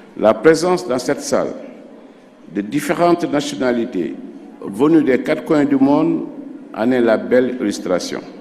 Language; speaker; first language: French; non-native, local second language; Wolof